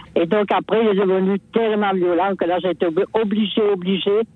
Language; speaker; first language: French; native; French